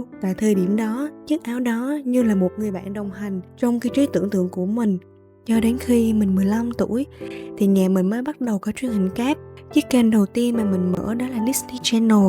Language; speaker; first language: Vietnamese; native; Vietnamese